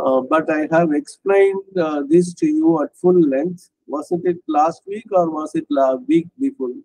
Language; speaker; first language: English; non-native, local second language; Tamil